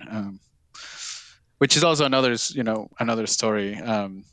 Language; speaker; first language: English; non-native, fluent; Spanish